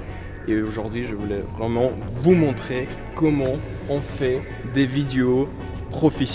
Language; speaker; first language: French; non-native, fluent; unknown